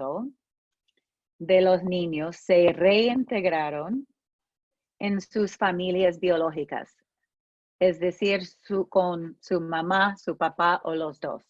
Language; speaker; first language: Spanish; non-native, fluent; English